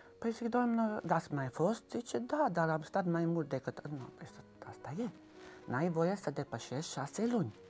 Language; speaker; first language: Romanian; non-native, local second language; Hungarian